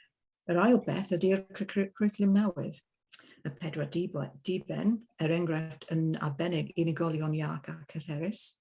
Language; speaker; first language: Welsh; non-native, learner; English